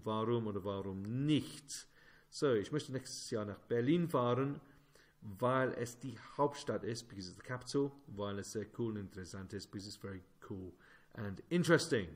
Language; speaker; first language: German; non-native, fluent; English